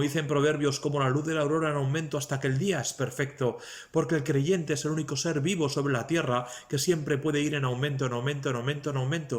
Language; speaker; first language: Spanish; native; Spanish